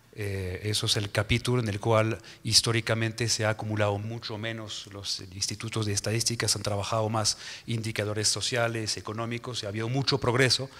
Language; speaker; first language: Spanish; non-native, fluent; French